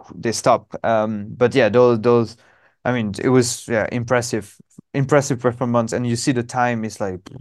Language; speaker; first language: English; non-native, fluent; French